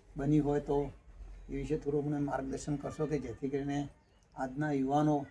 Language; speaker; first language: Gujarati; native; Gujarati